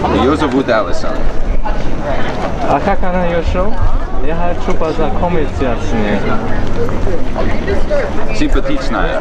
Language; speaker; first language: Russian; non-native, learner; English